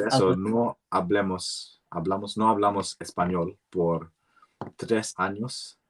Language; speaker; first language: Spanish; non-native, learner; English